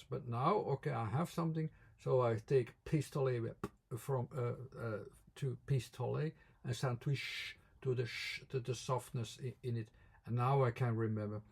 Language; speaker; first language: English; non-native, fluent; Dutch